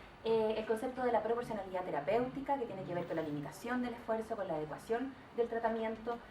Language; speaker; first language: Spanish; native; Spanish